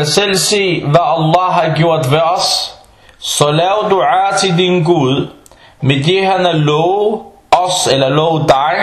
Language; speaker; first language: Danish; non-native, fluent; Arabic